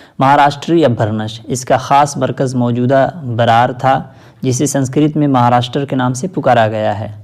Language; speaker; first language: Urdu; native; Urdu